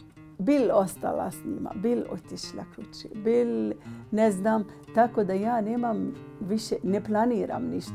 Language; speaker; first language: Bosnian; non-native, learner; Arabic